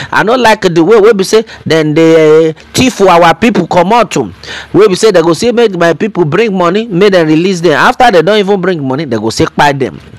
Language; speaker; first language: Nigerian Pidgin; non-native, local second language; Yoruba